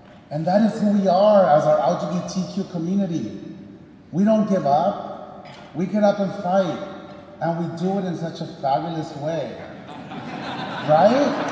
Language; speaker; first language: English; early bilingual, other home language; Spanish